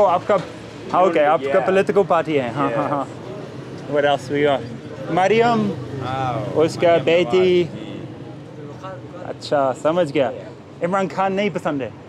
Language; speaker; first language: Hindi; non-native, learner; English